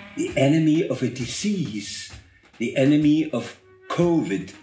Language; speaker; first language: English; non-native, fluent; German